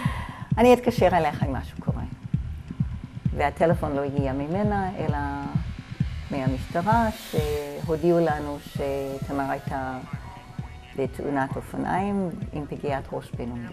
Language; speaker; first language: Hebrew; non-native, fluent; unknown